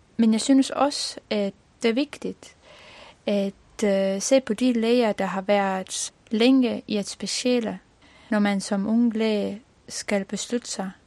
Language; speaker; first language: Danish; non-native, fluent; Estonian